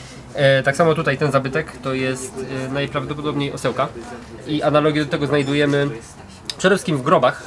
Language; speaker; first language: Polish; native; Polish